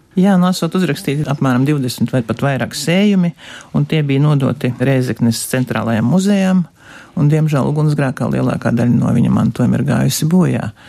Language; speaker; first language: Latvian; native; Latvian